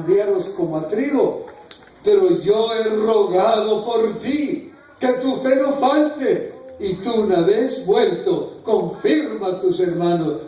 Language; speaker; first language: Spanish; native; Spanish